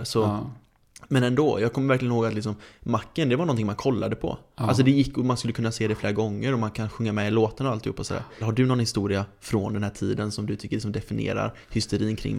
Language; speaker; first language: Swedish; native; Swedish